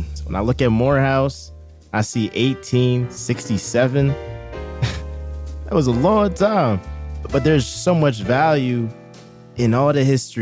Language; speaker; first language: English; native; English